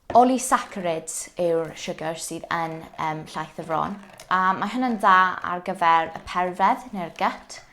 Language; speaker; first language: Welsh; non-native, local second language; English